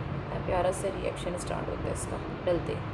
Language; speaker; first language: Hindi; native; Hindi